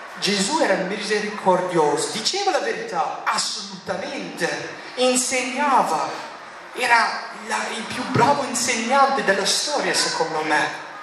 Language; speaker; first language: Italian; non-native, fluent; English